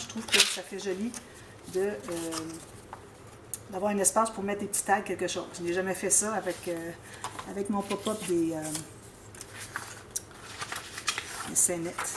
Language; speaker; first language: French; native; French